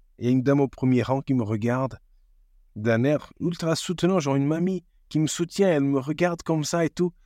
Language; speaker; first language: French; non-native, fluent; Portuguese